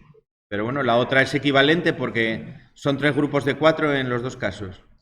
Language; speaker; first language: Spanish; native; Spanish